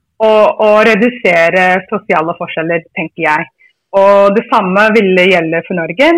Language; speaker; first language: Norwegian; non-native, fluent; English